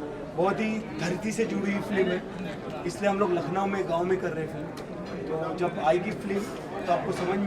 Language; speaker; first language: Hindi; native; Hindi